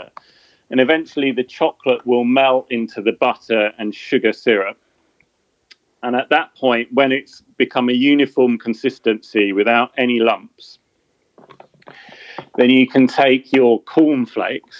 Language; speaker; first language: English; native; English